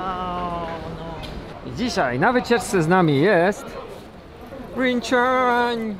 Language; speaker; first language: Polish; native; Polish